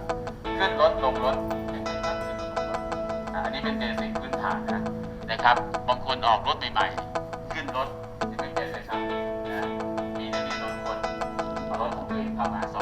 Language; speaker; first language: Thai; native; Thai